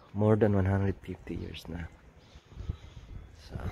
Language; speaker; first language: English; non-native, local second language; Filipino